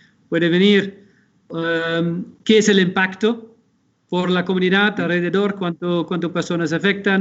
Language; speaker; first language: Spanish; non-native, fluent; Dutch